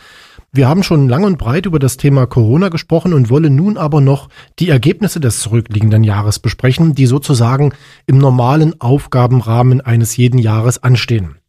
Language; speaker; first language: German; native; German